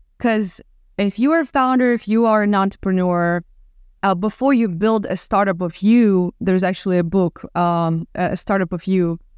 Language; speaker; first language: English; non-native, fluent; Russian